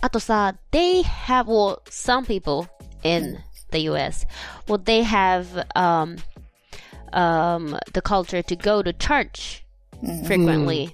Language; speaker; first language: English; non-native, fluent; Japanese